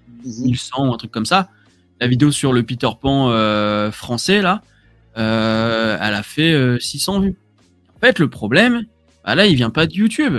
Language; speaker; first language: French; native; French